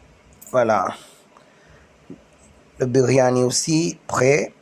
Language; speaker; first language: French; non-native, learner; Tamil